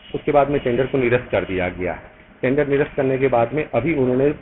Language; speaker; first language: Hindi; native; Hindi